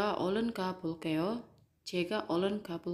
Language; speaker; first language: Korean; non-native, fluent; Indonesian